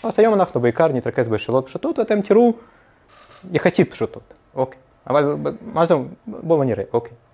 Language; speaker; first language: Hebrew; non-native, fluent; Russian